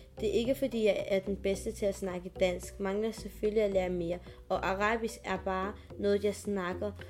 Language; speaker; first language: Danish; early bilingual, other home language; Arabic